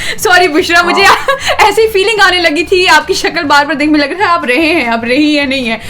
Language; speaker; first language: Urdu; native; Urdu